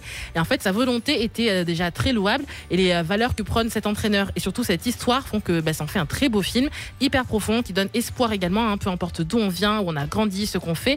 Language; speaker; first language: French; native; French